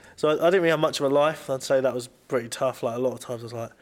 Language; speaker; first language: English; native; English